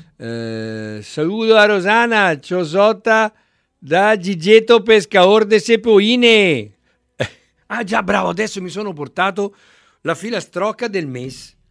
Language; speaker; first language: Italian; native; Italian